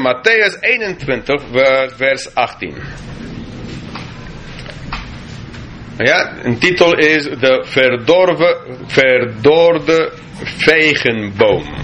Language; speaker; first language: Dutch; non-native, fluent; English